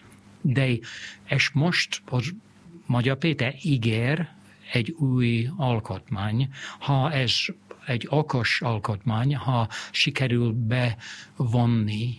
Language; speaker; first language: Hungarian; non-native, fluent; English